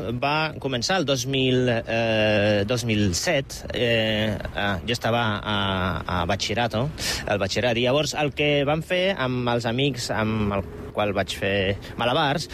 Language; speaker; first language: Catalan; non-native, fluent; Polish